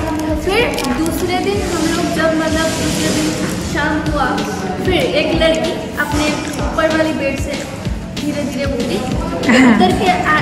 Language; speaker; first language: Hindi; non-native, local second language; Bangla